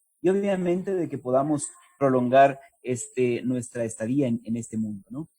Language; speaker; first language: Spanish; native; Spanish